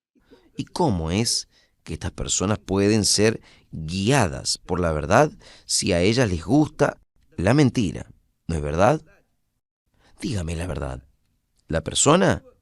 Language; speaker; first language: Spanish; non-native, fluent; Portuguese